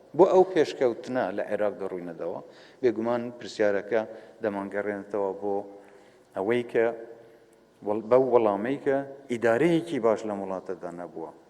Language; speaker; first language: Central Kurdish; non-native, local second language; Kurdish